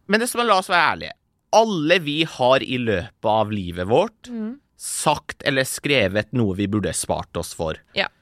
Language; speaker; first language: Norwegian; early bilingual, other home language; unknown